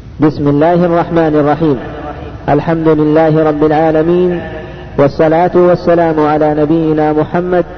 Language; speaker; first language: Arabic; native; Arabic